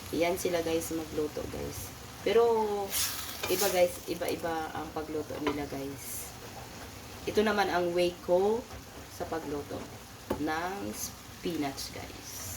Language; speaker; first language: Filipino; non-native, local second language; Hiligaynon